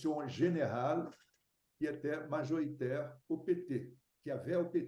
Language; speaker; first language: French; non-native, fluent; Portuguese